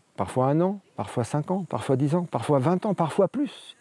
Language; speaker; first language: French; native; French